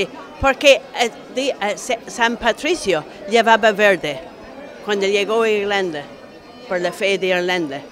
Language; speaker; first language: Spanish; non-native, fluent; English